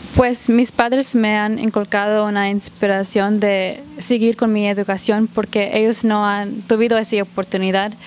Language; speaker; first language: Spanish; early bilingual, heritage; Spanish